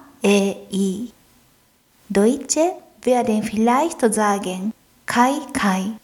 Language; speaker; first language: German; non-native, fluent; Japanese